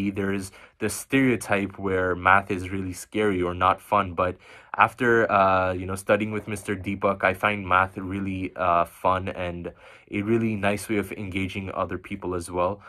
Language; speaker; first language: English; non-native, local second language; Bangla